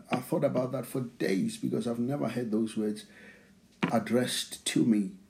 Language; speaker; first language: English; non-native, local second language; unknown